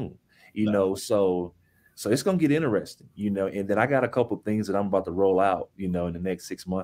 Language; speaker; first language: English; native; English